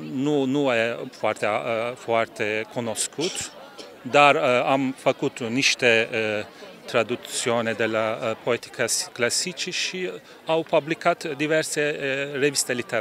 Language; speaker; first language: Romanian; non-native, learner; Turkish